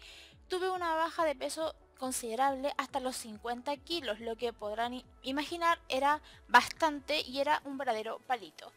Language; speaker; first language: Spanish; native; Spanish